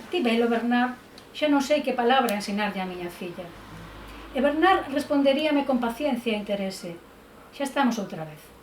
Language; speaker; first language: Galician; native; Galician